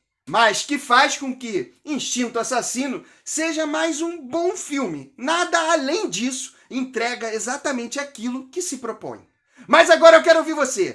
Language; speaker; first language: Portuguese; native; Portuguese